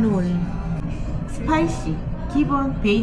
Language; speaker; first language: Korean; non-native, learner; Filipino